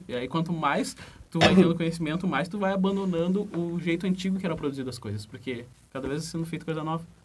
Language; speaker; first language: Portuguese; native; Portuguese